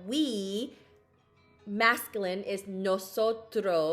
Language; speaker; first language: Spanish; non-native, learner; English